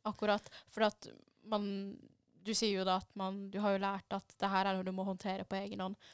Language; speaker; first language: Norwegian; early bilingual, other home language; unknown